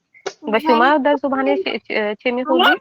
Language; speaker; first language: Persian; non-native, learner; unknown